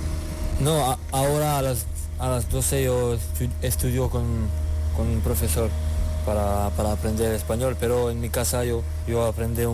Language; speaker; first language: Spanish; non-native, learner; French